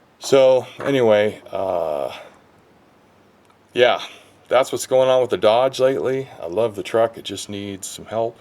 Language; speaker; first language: English; native; English